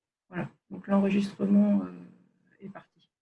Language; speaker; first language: French; native; French